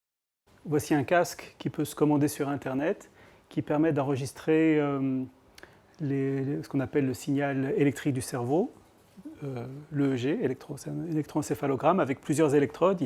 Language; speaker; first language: French; native; French